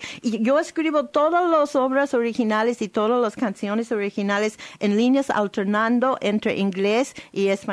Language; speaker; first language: Spanish; non-native, learner; English